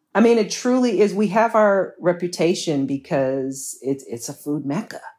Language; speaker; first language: English; native; English